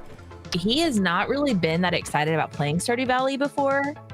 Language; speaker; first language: English; native; English